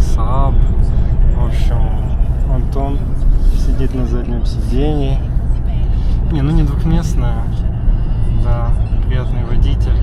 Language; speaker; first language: Russian; native; Russian